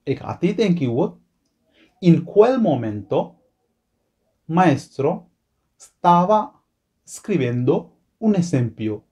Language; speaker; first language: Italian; non-native, fluent; Sinhala